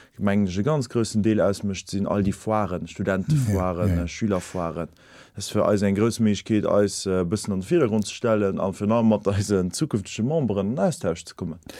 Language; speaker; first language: Luxembourgish; native; Luxembourgish